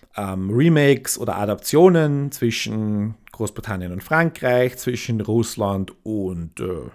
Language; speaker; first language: German; native; German